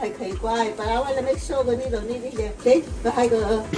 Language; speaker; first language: Cantonese; native; Cantonese